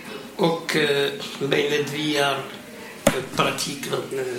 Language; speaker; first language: Dutch; non-native, learner; Arabic